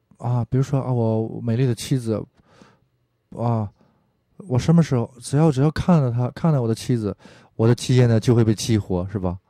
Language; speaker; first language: Chinese; non-native, fluent; Korean